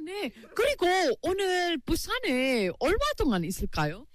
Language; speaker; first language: Korean; non-native, fluent; English